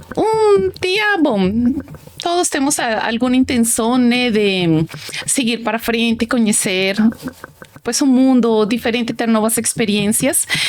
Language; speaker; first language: Portuguese; non-native, fluent; Spanish